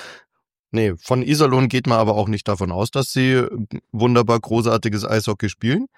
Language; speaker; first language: German; native; German